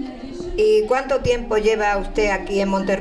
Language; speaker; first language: Spanish; native; Spanish